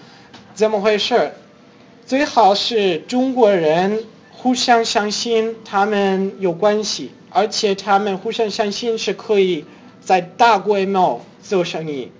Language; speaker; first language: Chinese; non-native, fluent; English